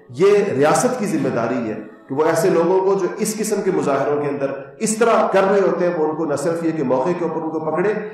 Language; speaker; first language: Urdu; native; Urdu